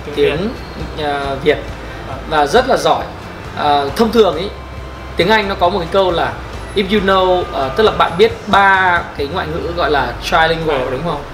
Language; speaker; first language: Vietnamese; native; Vietnamese